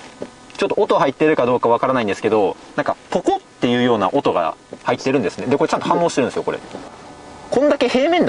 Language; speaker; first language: Japanese; native; Japanese